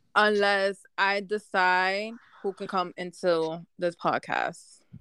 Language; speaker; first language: English; early bilingual, other home language; Spanish